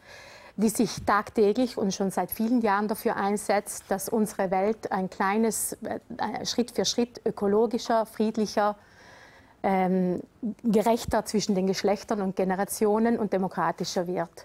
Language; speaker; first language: German; native; German